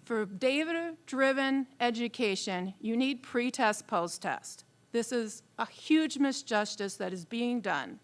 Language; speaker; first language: English; native; English